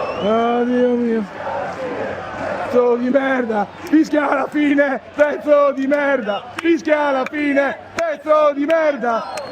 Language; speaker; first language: Italian; native; Italian